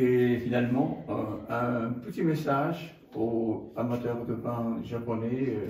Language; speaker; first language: French; non-native, fluent; Japanese